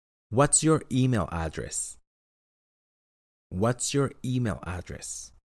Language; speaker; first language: English; non-native, fluent; Spanish